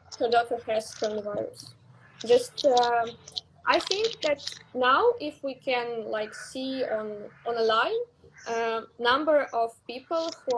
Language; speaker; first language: English; non-native, learner; Russian